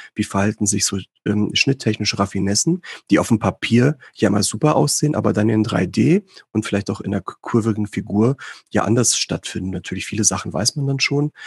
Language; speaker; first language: German; early bilingual, other home language; Greek